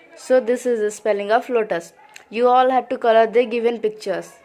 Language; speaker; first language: English; non-native, local second language; Hindi